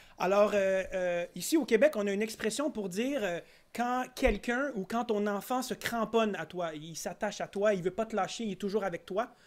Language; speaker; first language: French; native; French